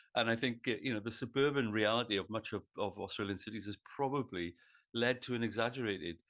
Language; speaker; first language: English; native; English